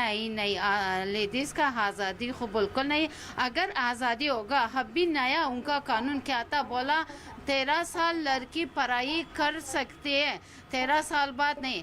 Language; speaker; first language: Hindi; non-native, learner; Persian